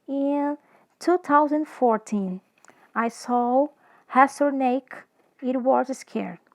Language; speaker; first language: English; non-native, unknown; Portuguese